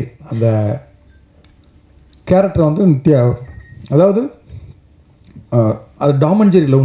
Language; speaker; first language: Tamil; native; Tamil